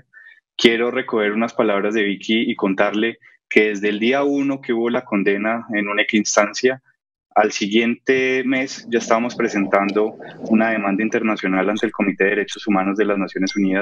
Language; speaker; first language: Spanish; native; Spanish